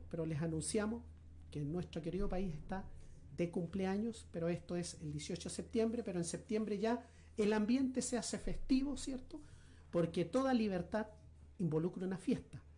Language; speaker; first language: Spanish; native; Spanish